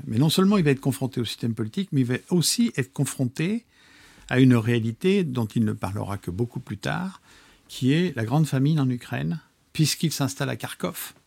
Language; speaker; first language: French; native; French